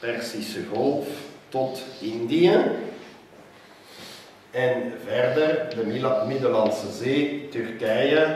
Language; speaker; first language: Dutch; non-native, local second language; French